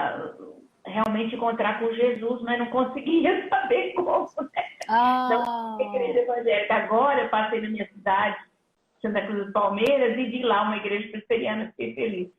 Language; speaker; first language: Portuguese; native; Portuguese